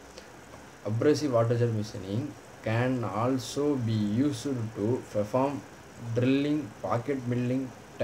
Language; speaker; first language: English; non-native, local second language; Tamil